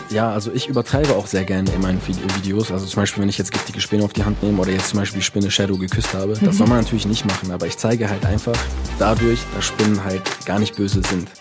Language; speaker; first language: German; early bilingual, other home language; Dutch